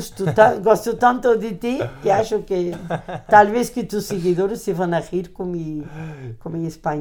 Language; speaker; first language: Spanish; non-native, fluent; Portuguese